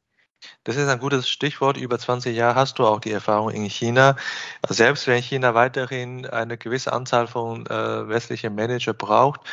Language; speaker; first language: German; non-native, fluent; Chinese